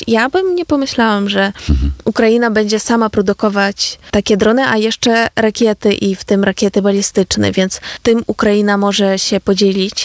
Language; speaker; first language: Polish; non-native, fluent; Ukrainian